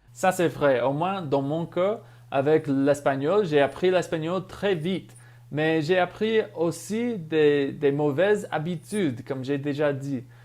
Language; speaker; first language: French; non-native, fluent; English